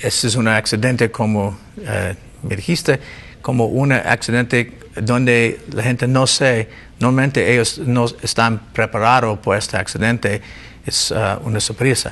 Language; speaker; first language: Spanish; non-native, learner; English